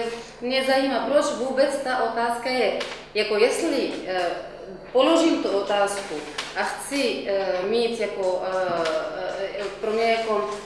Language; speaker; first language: Czech; non-native, fluent; Arabic